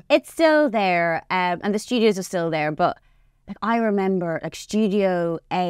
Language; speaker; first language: English; native; English